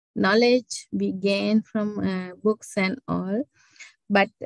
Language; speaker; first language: English; non-native, local second language; Sinhala